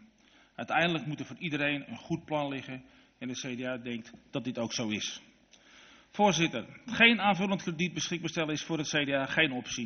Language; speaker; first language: Dutch; native; Dutch